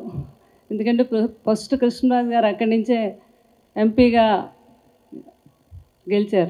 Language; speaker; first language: Telugu; native; Telugu